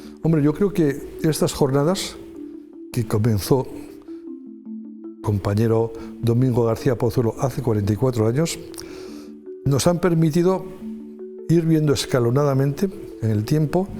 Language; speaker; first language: Spanish; native; Spanish